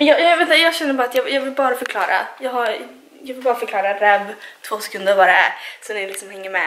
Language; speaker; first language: Swedish; native; Swedish